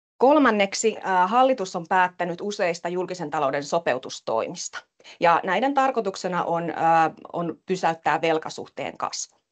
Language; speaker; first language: Finnish; native; Finnish